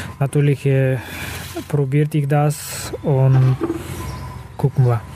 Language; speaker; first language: German; non-native, learner; Kazakh